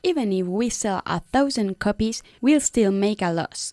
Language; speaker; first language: English; non-native, fluent; Spanish